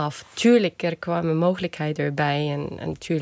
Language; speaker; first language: Dutch; non-native, fluent; Estonian